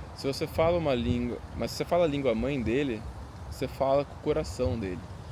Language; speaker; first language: Portuguese; native; Portuguese